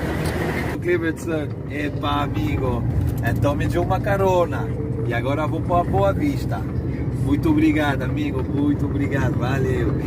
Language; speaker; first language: Portuguese; non-native, learner; French